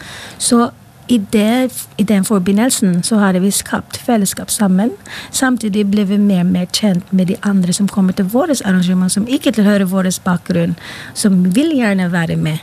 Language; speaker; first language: Norwegian; non-native, fluent; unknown